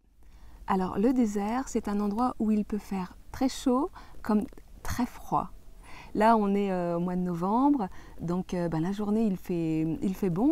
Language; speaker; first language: French; native; French